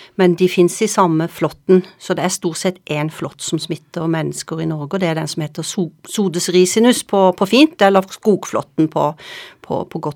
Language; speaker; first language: Norwegian; native; Norwegian